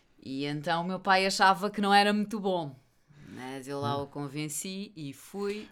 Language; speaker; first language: Portuguese; native; Portuguese